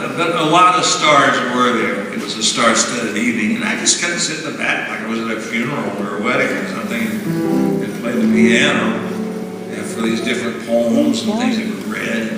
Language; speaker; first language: English; native; English